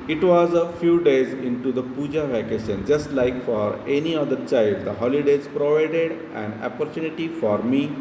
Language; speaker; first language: English; non-native, local second language; Marathi